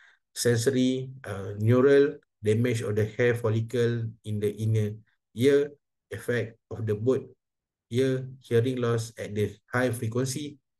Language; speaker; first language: English; non-native, local second language; Malay